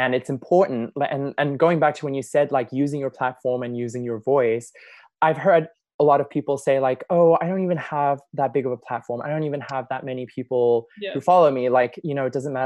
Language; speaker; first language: English; native; English